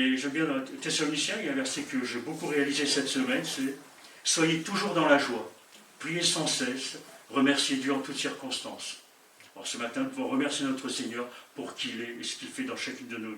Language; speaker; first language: French; native; French